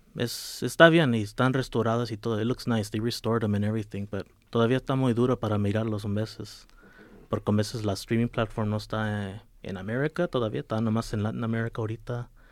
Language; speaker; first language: Spanish; early bilingual, heritage; Spanish